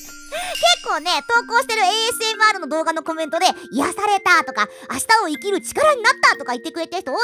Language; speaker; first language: Japanese; native; Japanese